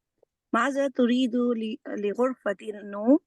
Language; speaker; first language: Arabic; non-native, learner; Urdu